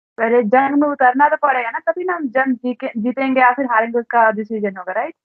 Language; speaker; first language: Hindi; native; Hindi